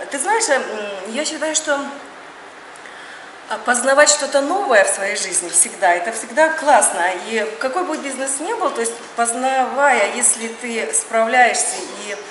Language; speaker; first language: Russian; native; Russian